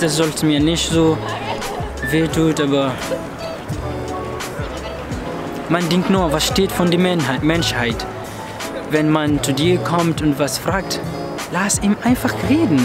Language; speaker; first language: German; non-native, learner; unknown